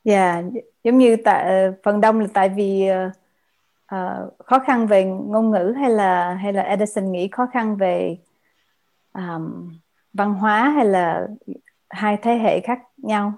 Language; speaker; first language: Vietnamese; native; Vietnamese